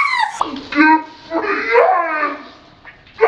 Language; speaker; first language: Spanish; native; Spanish